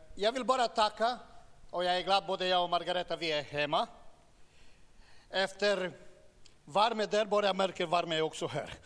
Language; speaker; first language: Swedish; non-native, learner; Romanian